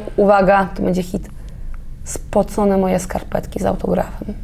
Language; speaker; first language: Polish; native; Polish